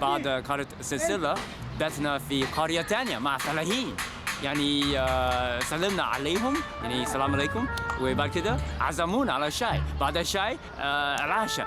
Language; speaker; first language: Arabic; non-native, fluent; English